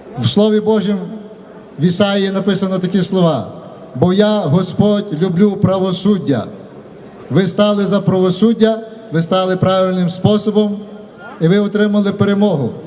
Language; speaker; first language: Ukrainian; native; Ukrainian